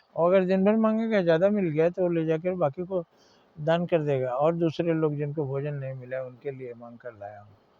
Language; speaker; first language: Hindi; native; Hindi